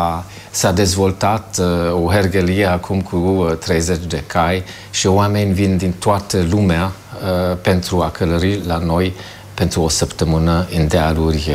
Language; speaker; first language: Romanian; non-native, fluent; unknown